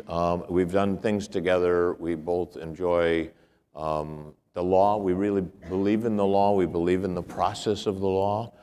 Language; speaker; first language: English; native; English